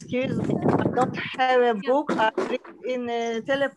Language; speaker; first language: English; non-native, learner; Turkish